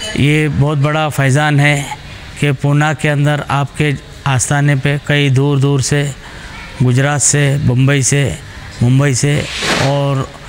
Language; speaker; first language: Hindi; native; Hindi